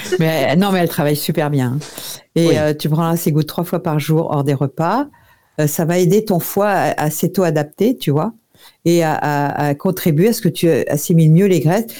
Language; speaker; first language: French; native; French